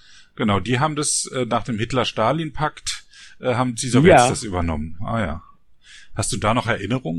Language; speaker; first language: German; native; German